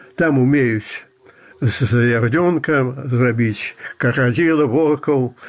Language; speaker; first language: Russian; non-native, local second language; Belarusian